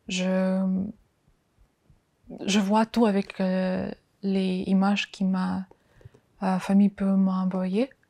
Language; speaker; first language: French; non-native, fluent; Ukrainian